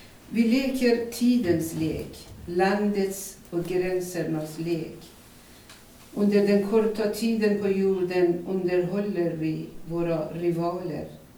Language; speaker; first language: Swedish; non-native, fluent; Persian